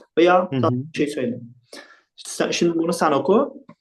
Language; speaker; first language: Turkish; non-native, fluent; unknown